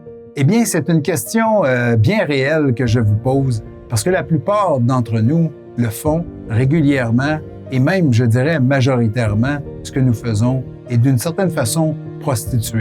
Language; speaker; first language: French; native; French